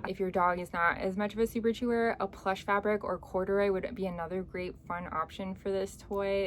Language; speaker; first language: English; native; English